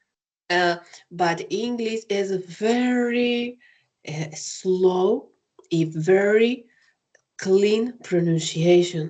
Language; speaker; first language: English; non-native, learner; Spanish